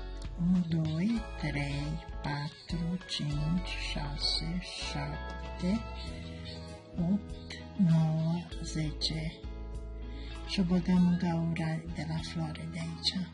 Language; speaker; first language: Italian; non-native, learner; Romanian